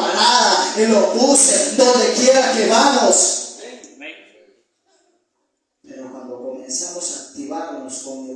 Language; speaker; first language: Spanish; native; Spanish